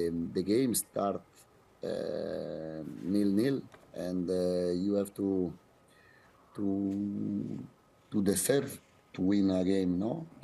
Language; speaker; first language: English; non-native, fluent; Italian